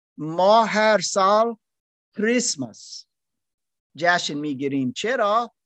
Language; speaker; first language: Persian; non-native, learner; German